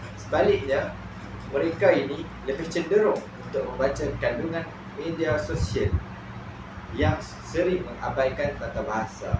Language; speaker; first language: Malay; native; Malay